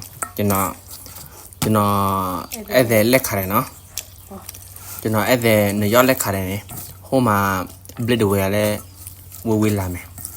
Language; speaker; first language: Burmese; non-native, learner; S'gaw Karen